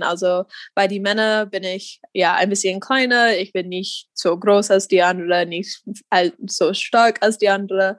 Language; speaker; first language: German; non-native, fluent; English